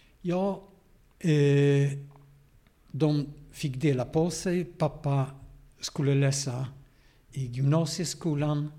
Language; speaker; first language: Swedish; non-native, fluent; Polish